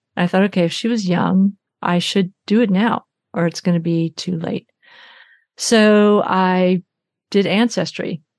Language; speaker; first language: English; native; English